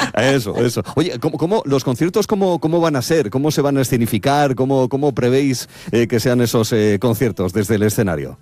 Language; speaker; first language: Spanish; native; Spanish